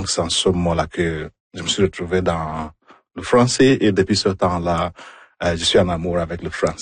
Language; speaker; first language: French; non-native, fluent; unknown